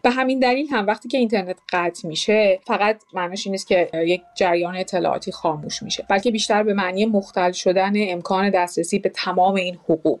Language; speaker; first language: Persian; native; Persian